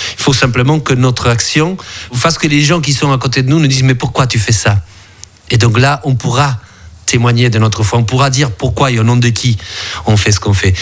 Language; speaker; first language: French; early bilingual, other home language; Spanish